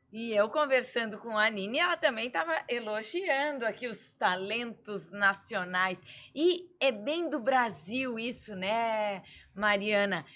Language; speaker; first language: Portuguese; native; Portuguese